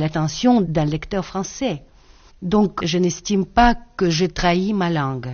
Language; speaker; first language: French; non-native, fluent; Russian